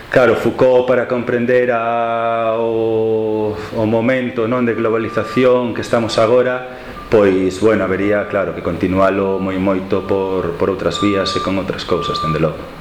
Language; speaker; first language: Galician; non-native, local second language; Spanish